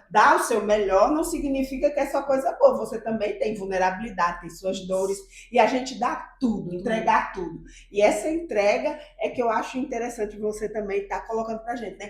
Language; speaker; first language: Portuguese; native; Portuguese